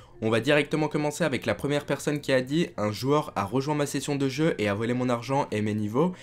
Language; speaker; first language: French; native; French